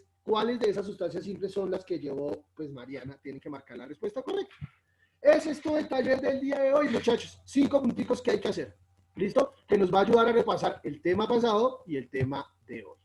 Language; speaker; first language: Spanish; native; Spanish